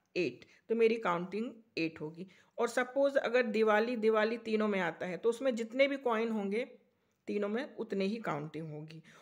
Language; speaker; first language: Hindi; native; Hindi